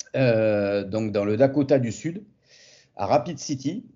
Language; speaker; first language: French; native; French